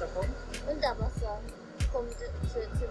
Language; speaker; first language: German; non-native, learner; Japanese